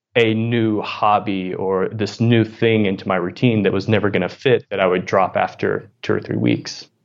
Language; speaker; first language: English; native; English